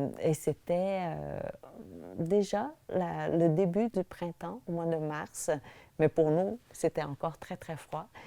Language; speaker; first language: French; early bilingual, other home language; Vietnamese